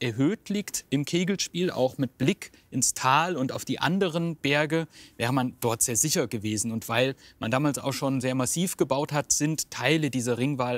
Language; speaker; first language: German; native; German